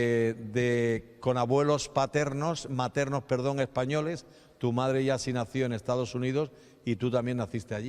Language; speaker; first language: Spanish; native; Spanish